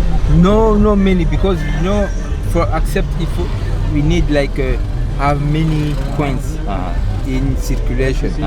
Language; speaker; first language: English; non-native, learner; Sango